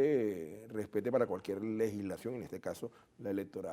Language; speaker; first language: Spanish; native; Spanish